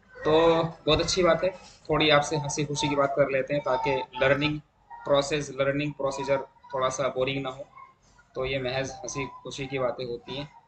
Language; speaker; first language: Hindi; native; Hindi